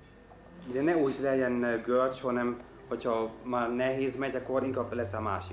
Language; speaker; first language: Hungarian; non-native, fluent; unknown